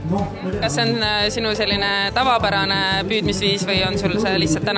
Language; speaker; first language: Estonian; native; Estonian